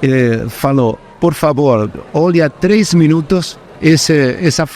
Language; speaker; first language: Portuguese; non-native, fluent; Spanish